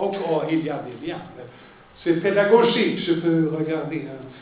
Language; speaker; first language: French; non-native, fluent; Swedish